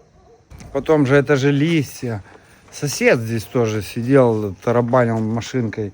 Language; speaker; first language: Russian; native; Russian